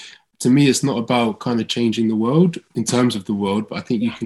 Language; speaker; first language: English; native; English